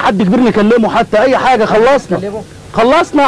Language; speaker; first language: Arabic; native; Arabic